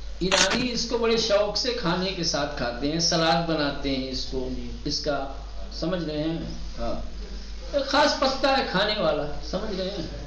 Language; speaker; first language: Urdu; native; Urdu